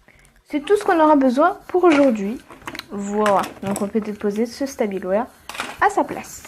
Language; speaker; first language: French; native; French